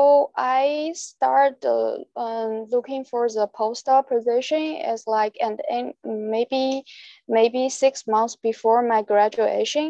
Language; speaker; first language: English; non-native, learner; Chinese